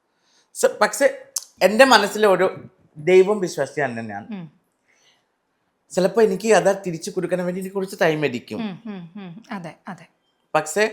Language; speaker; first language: Malayalam; non-native, learner; Assamese